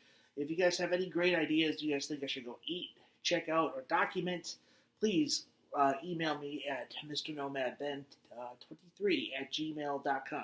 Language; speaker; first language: English; native; English